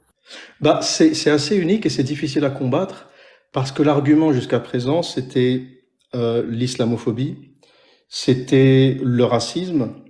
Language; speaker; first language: French; native; French